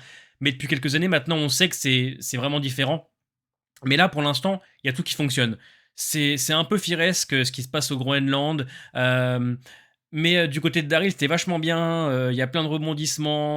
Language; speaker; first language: French; native; French